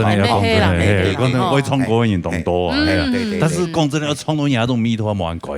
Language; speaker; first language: Chinese; native; Chinese